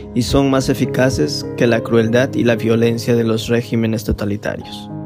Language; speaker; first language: Spanish; non-native, fluent; Vietnamese